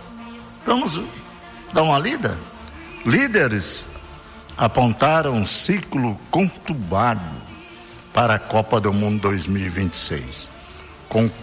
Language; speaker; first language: Portuguese; native; Portuguese